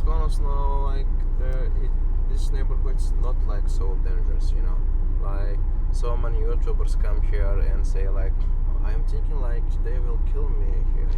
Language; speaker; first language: English; non-native, fluent; Turkish